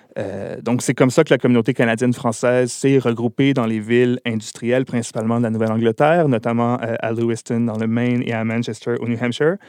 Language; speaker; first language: French; native; French